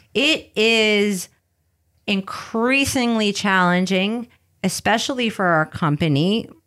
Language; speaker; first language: English; early bilingual, other home language; Spanish